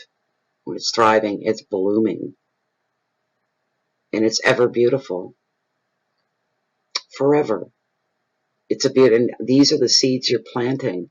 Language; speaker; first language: English; native; English